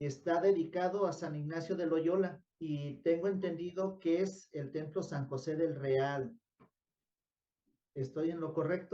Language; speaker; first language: Spanish; native; Spanish